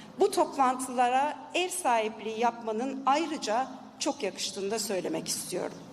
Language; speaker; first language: Turkish; native; Turkish